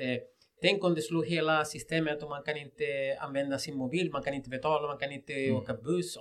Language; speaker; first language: Swedish; non-native, fluent; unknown